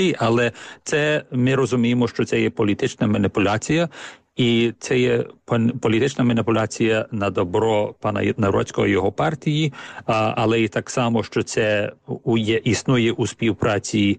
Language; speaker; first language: Ukrainian; early bilingual, heritage; Ukrainian